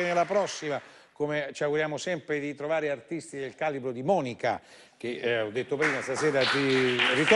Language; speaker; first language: Italian; native; Italian